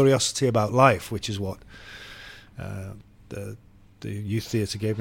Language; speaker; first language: English; native; English